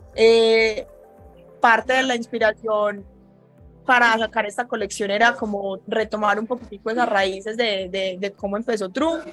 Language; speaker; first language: Spanish; native; Spanish